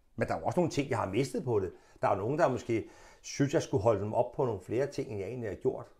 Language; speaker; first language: Danish; native; Danish